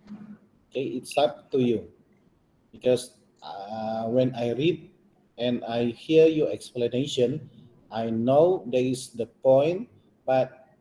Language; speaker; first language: English; non-native, local second language; Malay